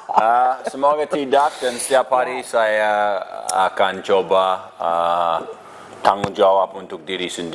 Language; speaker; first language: Indonesian; non-native, learner; English